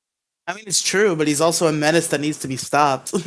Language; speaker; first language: English; native; English